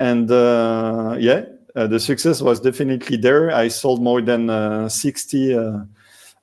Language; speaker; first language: English; non-native, fluent; French